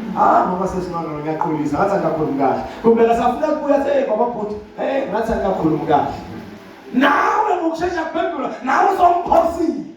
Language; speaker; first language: Zulu; non-native, local second language; Swati